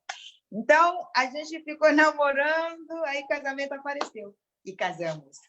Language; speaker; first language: Portuguese; non-native, local second language; Mandingo